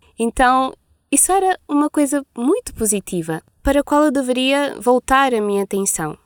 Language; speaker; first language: Portuguese; non-native, local second language; Kabuverdianu